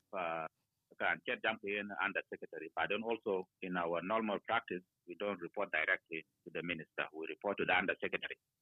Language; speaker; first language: English; non-native, fluent; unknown